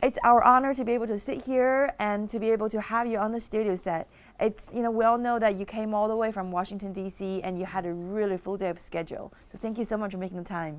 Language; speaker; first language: English; non-native, fluent; Chinese